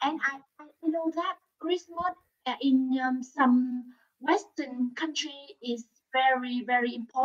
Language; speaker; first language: English; non-native, learner; Vietnamese